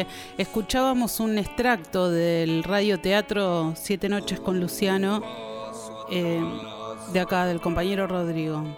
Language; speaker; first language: Spanish; native; Spanish